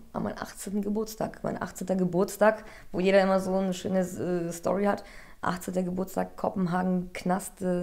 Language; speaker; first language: German; early bilingual, other home language; Polish